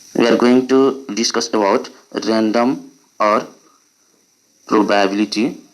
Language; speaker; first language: English; non-native, local second language; Nepali